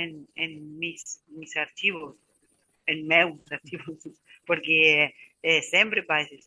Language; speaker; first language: Portuguese; non-native, learner; Spanish